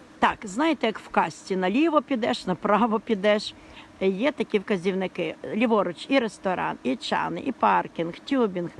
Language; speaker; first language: Ukrainian; native; Ukrainian